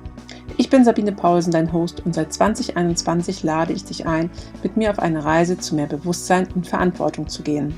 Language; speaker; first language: German; native; German